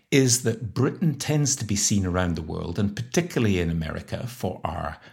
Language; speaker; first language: English; native; English